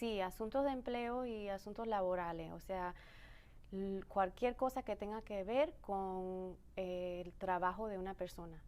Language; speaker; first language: Spanish; early bilingual, other home language; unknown